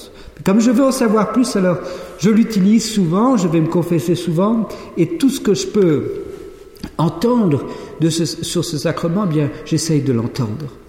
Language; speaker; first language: French; native; French